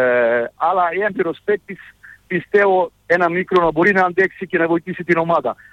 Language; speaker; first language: Greek; non-native, fluent; Serbian